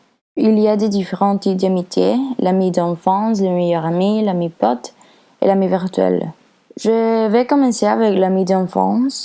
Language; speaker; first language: French; non-native, learner; Spanish